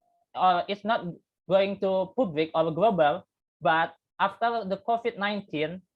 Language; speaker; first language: English; non-native, learner; Indonesian